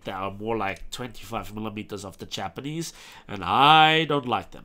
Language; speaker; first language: English; non-native, fluent; German